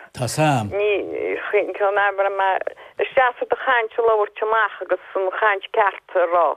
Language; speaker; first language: Irish; native; Irish